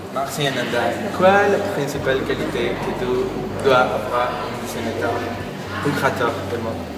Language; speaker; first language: French; non-native, learner; Spanish